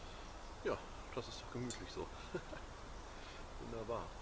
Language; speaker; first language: German; native; German